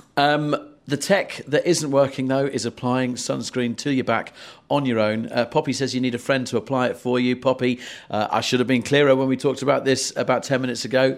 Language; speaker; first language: English; native; English